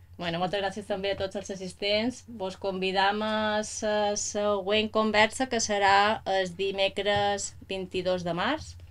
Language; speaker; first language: Catalan; native; Catalan